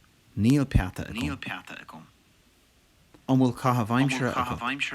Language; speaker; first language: Irish; non-native, local second language; English